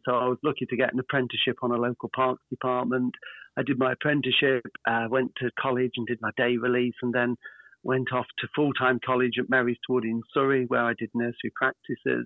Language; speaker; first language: English; native; English